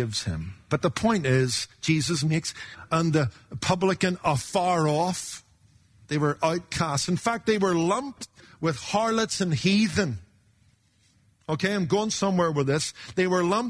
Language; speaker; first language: English; native; English